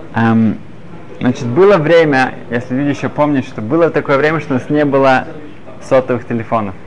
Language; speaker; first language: Russian; early bilingual, other home language; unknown